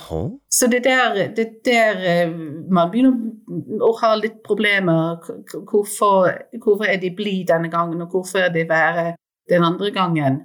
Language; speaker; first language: Norwegian; non-native, fluent; English